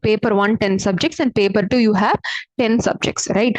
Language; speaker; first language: English; non-native, local second language; Tamil